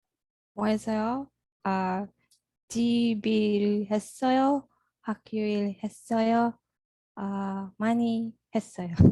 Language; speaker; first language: Korean; non-native, learner; Filipino